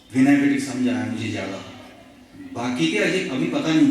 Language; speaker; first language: Hindi; non-native, local second language; Punjabi